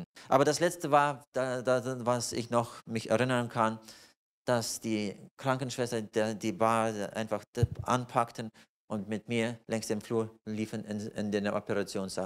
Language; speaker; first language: German; non-native, fluent; Russian